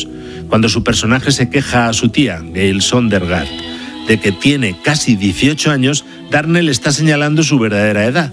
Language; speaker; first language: Spanish; native; Spanish